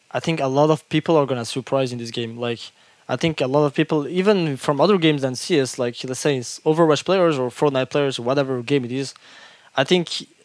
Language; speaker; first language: English; non-native, fluent; French